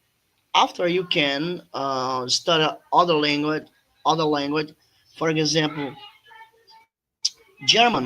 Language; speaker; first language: English; non-native, fluent; Portuguese